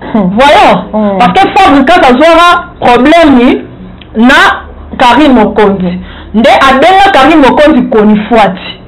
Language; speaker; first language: Lingala; native; Lingala